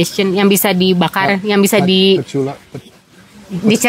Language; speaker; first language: Indonesian; native; Indonesian